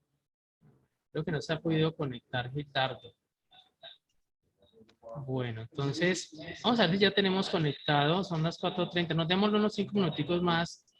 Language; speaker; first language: Spanish; native; Spanish